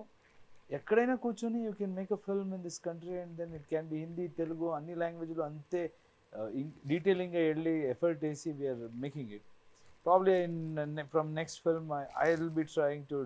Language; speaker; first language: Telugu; non-native, fluent; Kannada